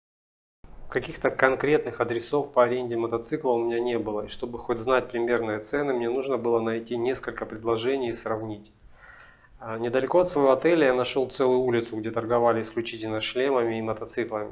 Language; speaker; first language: Russian; native; Russian